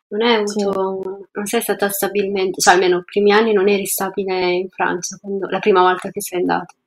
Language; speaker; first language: Italian; early bilingual, other home language; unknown